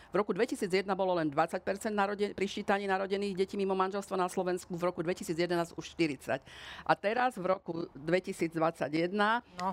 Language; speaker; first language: Slovak; native; Slovak